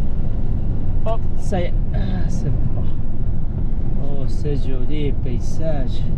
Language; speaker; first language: French; non-native, learner; Japanese